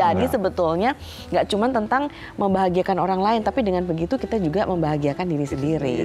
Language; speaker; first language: Indonesian; native; Indonesian